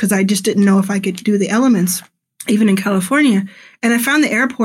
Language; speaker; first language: English; native; English